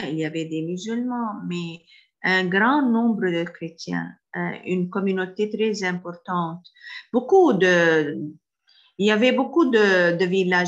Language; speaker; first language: French; non-native, fluent; Arabic